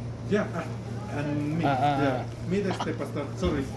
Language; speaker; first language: English; non-native, learner; Spanish